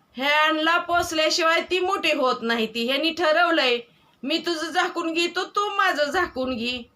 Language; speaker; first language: Marathi; native; Marathi